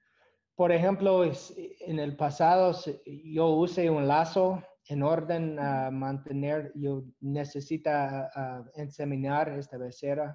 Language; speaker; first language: Spanish; non-native, learner; English